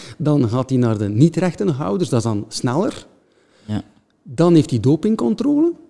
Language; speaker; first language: Dutch; native; Dutch